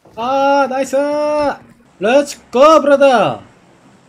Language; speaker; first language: English; non-native, learner; Korean